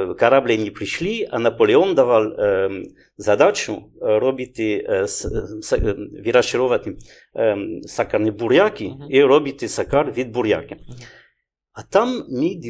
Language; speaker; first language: Ukrainian; non-native, learner; French